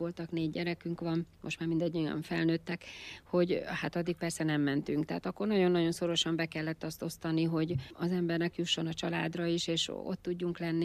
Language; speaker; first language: Hungarian; native; Hungarian